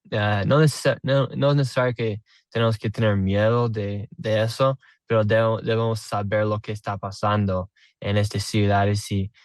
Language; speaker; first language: Spanish; non-native, learner; English